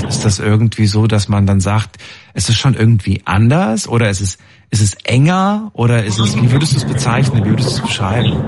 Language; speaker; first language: German; native; German